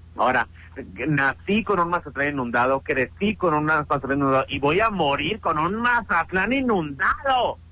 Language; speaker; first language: Spanish; native; Spanish